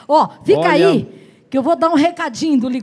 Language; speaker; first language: Portuguese; native; Portuguese